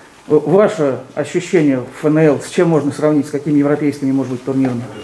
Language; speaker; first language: Russian; native; Russian